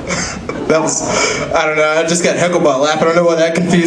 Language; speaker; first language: English; native; English